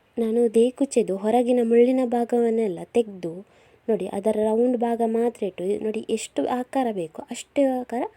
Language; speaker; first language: Kannada; non-native, local second language; Tulu